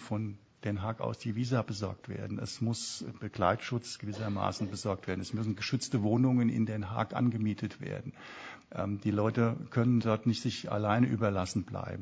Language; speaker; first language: German; native; German